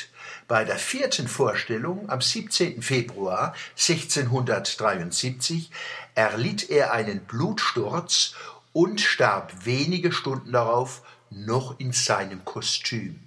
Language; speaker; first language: German; native; German